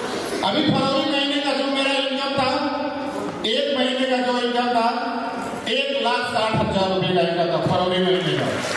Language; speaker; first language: Hindi; native; Hindi